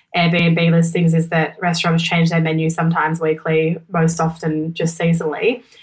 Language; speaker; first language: English; native; English